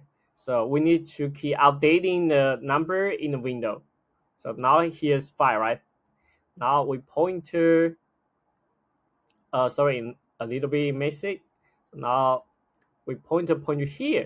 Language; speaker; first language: English; non-native, fluent; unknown